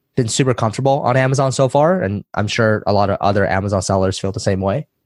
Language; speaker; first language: English; early bilingual, other home language; Chinese